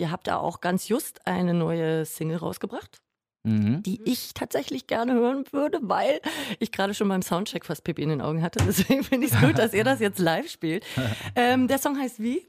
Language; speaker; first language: German; native; German